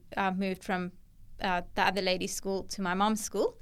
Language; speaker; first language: English; native; English